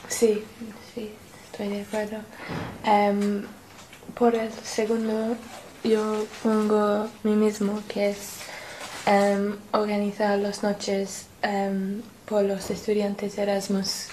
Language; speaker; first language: Spanish; non-native, learner; English